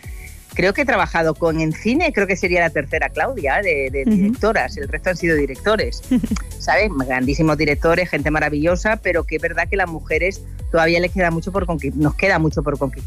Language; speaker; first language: Spanish; native; Spanish